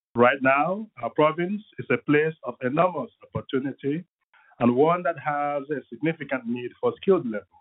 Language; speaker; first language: English; non-native, local second language; Igbo